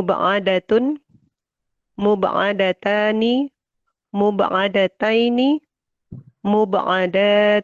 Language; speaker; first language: Arabic; non-native, learner; Indonesian